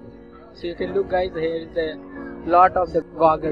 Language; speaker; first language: English; non-native, learner; Hindi